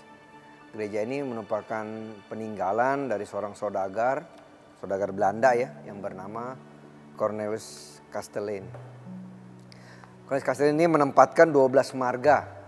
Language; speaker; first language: Indonesian; native; Indonesian